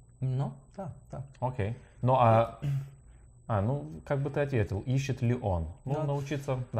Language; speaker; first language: Russian; non-native, learner; Lithuanian